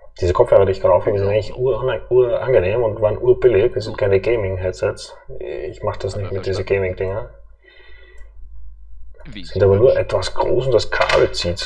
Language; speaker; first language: German; native; German